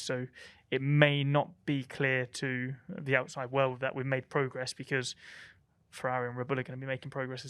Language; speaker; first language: English; native; English